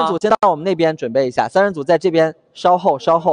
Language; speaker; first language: Chinese; native; Chinese